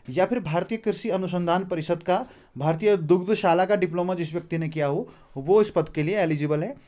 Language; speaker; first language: Hindi; native; Hindi